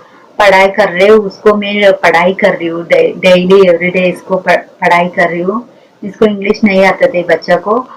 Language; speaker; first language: Hindi; non-native, local second language; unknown